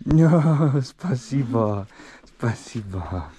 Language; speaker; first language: Russian; non-native, learner; Czech